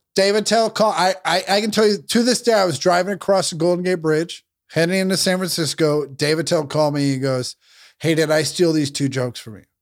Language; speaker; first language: English; native; English